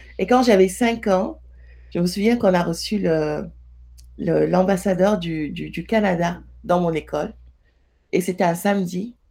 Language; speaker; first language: French; non-native, local second language; Wolof